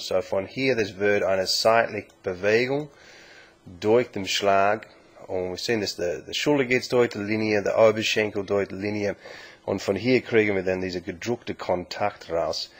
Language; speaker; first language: German; non-native, learner; English